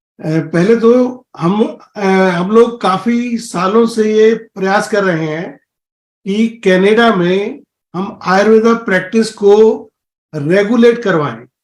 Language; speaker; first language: Hindi; native; Hindi